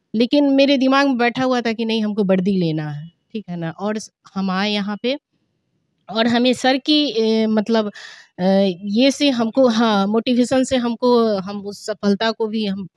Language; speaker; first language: Hindi; native; Hindi